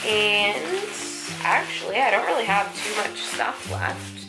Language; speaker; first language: English; native; English